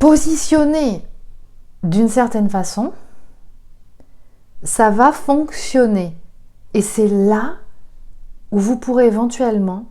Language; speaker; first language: French; native; French